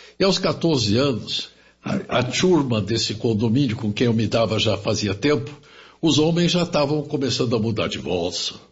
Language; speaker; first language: Portuguese; early bilingual, other home language; German